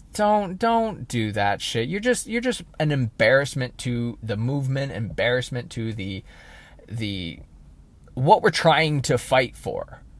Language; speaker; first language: English; native; English